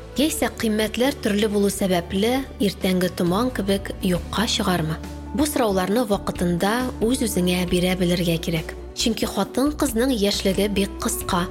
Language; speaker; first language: Tatar; native; Tatar